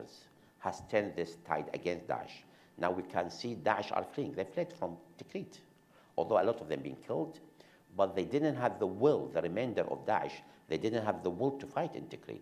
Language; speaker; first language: English; non-native, fluent; Arabic